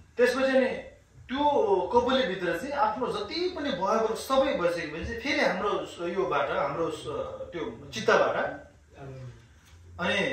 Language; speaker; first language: Nepali; non-native, local second language; Sherpa